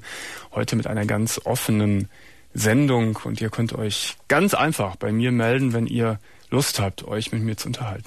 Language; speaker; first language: German; native; German